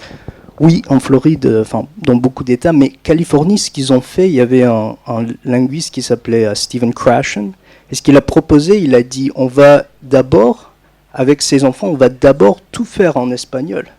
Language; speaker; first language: French; non-native, fluent; English